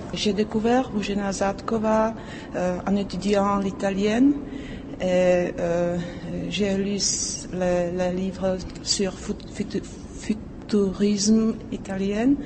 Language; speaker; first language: French; non-native, fluent; Czech